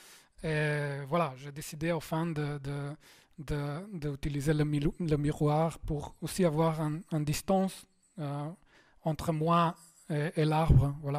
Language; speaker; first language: French; non-native, fluent; Slovenian